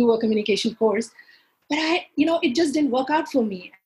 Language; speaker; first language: English; non-native, local second language; Punjabi